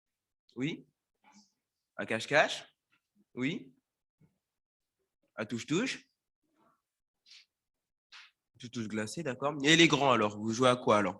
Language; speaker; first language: French; native; French